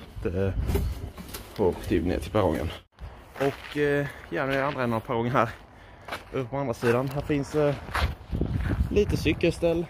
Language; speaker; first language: Swedish; native; Swedish